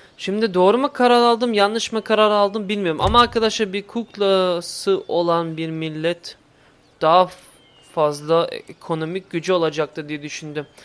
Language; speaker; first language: Turkish; early bilingual, heritage; Turkish